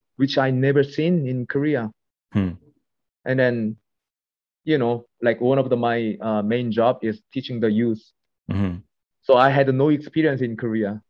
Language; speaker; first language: English; non-native, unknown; Korean